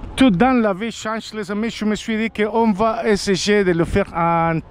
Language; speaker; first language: French; non-native, learner; Spanish